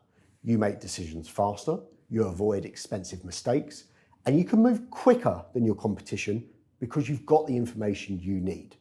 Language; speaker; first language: English; native; English